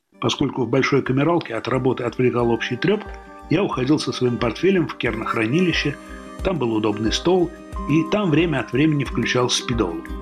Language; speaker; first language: Russian; native; Russian